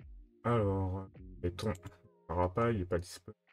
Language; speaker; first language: French; native; French